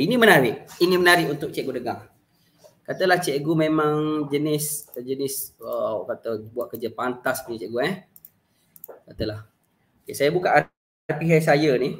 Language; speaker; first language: Malay; native; Malay